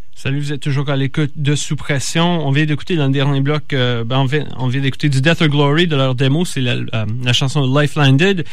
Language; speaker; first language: French; native; French